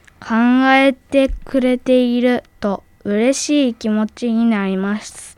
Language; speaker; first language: Japanese; early bilingual, other home language; Arabic